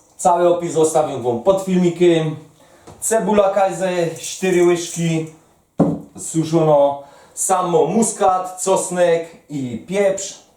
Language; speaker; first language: Polish; native; Polish